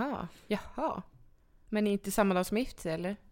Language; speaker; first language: Swedish; native; Swedish